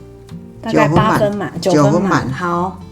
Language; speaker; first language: Chinese; native; Chinese